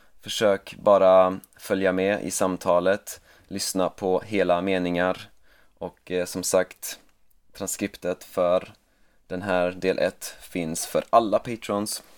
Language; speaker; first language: Swedish; native; Swedish